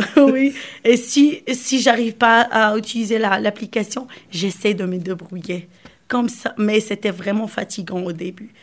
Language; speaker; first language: French; non-native, local second language; Arabic